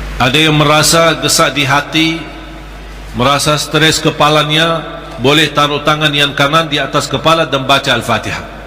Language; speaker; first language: Malay; non-native, fluent; Arabic